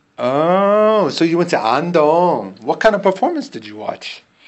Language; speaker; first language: English; native; English